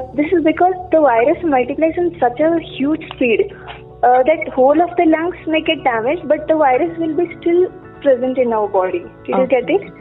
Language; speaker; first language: English; non-native, local second language; Kannada